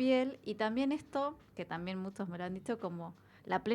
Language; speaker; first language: Spanish; native; Spanish